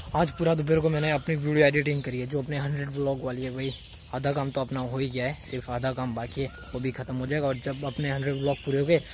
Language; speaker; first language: Hindi; non-native, local second language; Gujarati